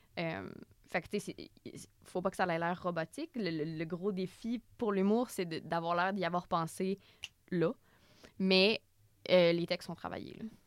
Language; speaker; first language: French; native; French